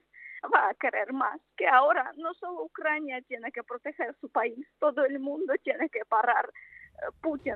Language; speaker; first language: Spanish; non-native, fluent; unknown